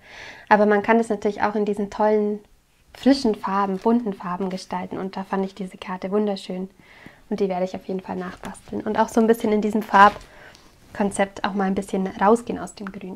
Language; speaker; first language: German; native; German